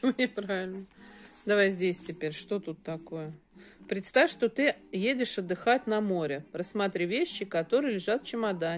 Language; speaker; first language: Russian; native; Russian